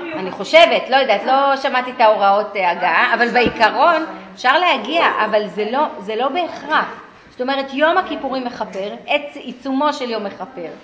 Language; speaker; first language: Hebrew; early bilingual, other home language; English